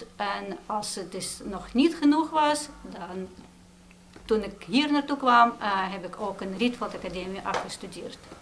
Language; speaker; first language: Dutch; non-native, fluent; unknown